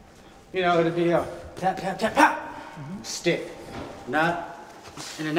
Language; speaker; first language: English; native; English